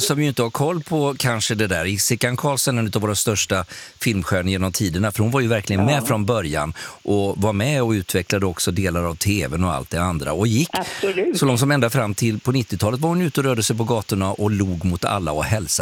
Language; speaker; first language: Swedish; native; Swedish